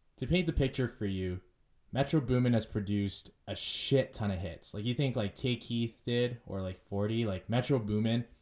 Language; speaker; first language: English; native; English